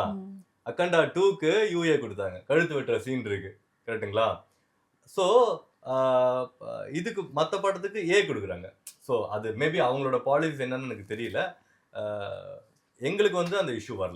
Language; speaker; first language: Tamil; native; Tamil